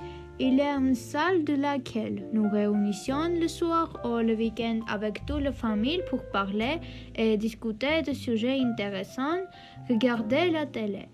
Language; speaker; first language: French; non-native, learner; Armenian